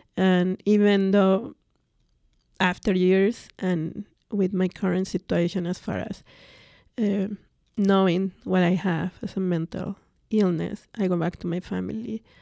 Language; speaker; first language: English; non-native, fluent; Spanish